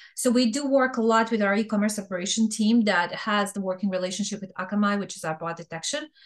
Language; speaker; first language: English; non-native, fluent; Bosnian